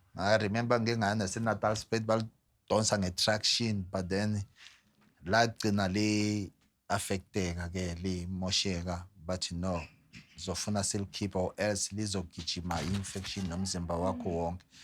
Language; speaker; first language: Zulu; native; Zulu